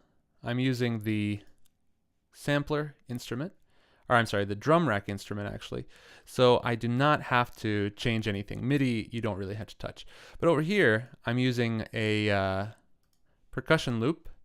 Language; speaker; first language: English; native; English